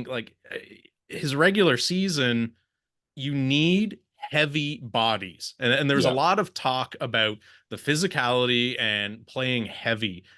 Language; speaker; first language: English; native; English